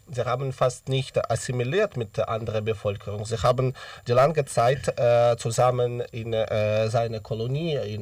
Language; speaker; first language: German; non-native, learner; Russian